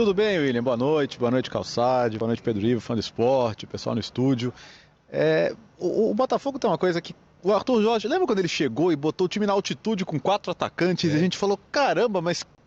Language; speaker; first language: Portuguese; native; Portuguese